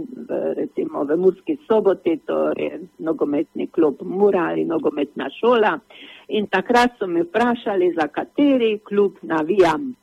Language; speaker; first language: Slovenian; native; Slovenian